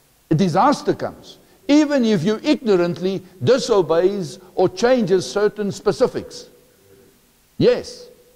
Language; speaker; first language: English; non-native, local second language; Afrikaans